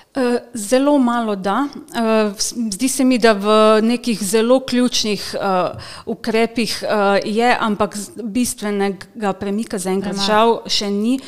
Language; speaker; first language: Slovenian; native; Slovenian